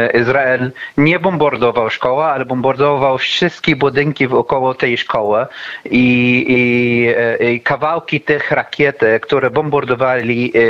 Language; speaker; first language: Polish; non-native, learner; Arabic